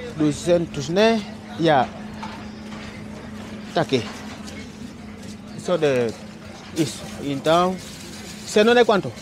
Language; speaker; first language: Portuguese; non-native, learner; Vietnamese